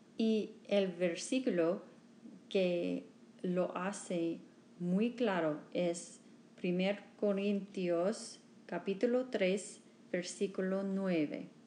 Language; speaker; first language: Spanish; non-native, learner; English